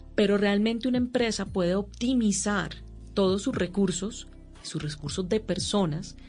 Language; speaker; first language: Spanish; native; Spanish